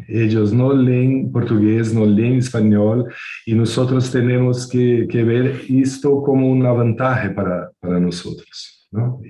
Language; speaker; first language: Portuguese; non-native, fluent; Spanish